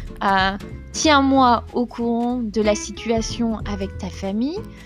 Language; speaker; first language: French; native; French